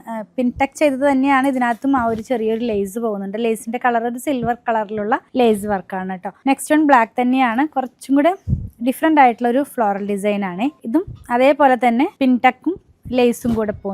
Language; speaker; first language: Malayalam; native; Malayalam